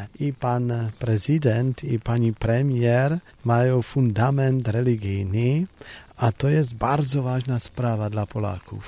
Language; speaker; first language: Polish; non-native, learner; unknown